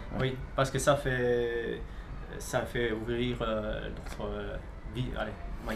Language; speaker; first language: French; non-native, local second language; Dutch